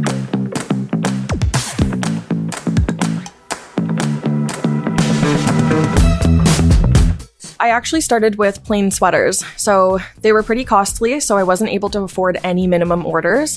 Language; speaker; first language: English; native; English